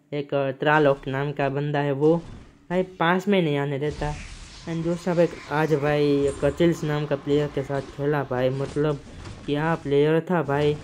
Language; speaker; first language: Hindi; non-native, local second language; Gujarati